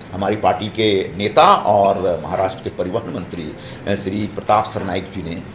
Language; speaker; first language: Hindi; non-native, local second language; Marathi